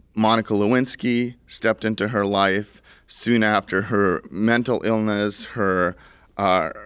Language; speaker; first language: English; early bilingual, other home language; Russian